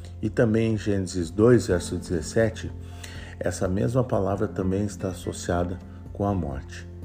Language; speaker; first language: Portuguese; native; Portuguese